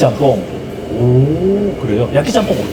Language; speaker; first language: Korean; native; Korean